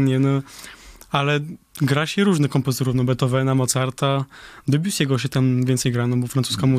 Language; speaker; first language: Polish; early bilingual, heritage; Polish